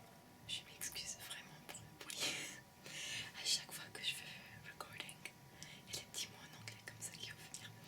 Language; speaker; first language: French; early bilingual, heritage; French